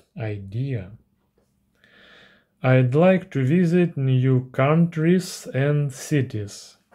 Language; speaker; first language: English; non-native, learner; Russian